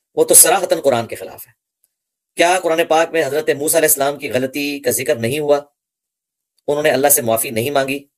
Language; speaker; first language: Urdu; non-native, local second language; Punjabi